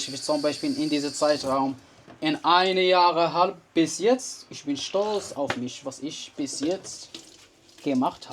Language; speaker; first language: German; non-native, learner; Arabic